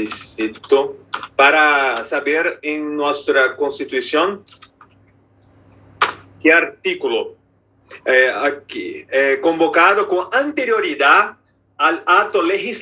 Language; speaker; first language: Spanish; non-native, fluent; Portuguese